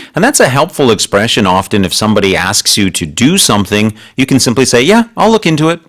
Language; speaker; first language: English; native; English